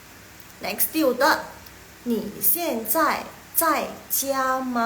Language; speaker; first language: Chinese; non-native, fluent; Indonesian